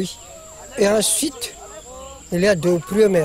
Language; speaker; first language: French; non-native, learner; Malagasy